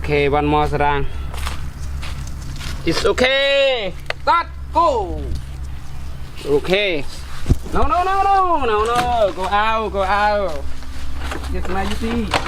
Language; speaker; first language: English; non-native, learner; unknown